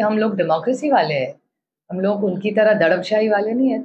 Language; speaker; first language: Hindi; non-native, local second language; Marathi